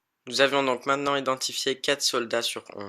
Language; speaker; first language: French; native; French